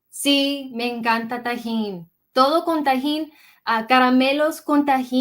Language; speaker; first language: Spanish; early bilingual, heritage; English